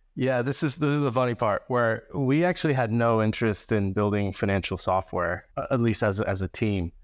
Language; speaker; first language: English; early bilingual, other home language; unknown